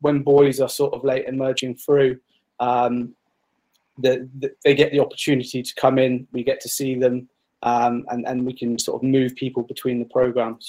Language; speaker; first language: English; native; English